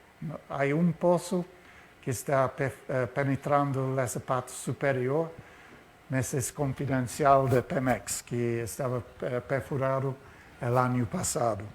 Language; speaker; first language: Portuguese; non-native, learner; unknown